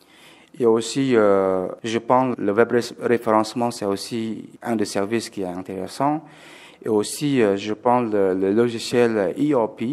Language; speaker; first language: French; non-native, fluent; Khmer